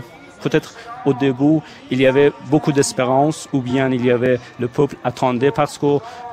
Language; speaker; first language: French; non-native, fluent; Persian